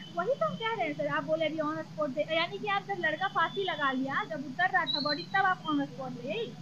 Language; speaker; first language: Hindi; native; Hindi